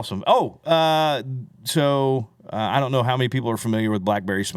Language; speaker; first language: English; native; English